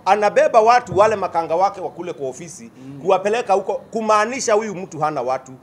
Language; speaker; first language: Swahili; non-native, local second language; Kikuyu